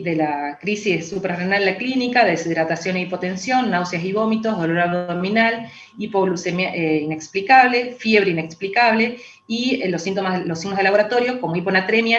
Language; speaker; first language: Spanish; native; Spanish